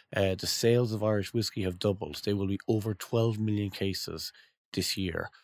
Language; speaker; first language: English; native; English